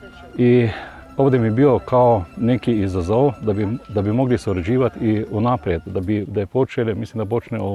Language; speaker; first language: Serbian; non-native, learner; Slovenian